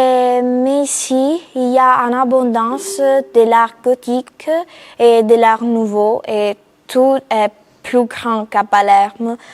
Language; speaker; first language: French; non-native, fluent; Italian